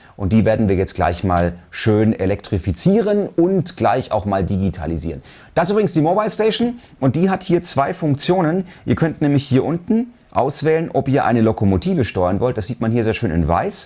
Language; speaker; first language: German; native; German